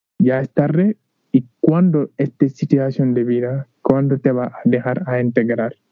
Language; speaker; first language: Spanish; non-native, learner; Wolof